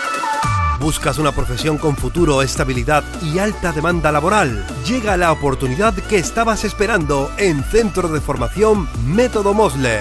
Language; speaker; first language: Spanish; native; Spanish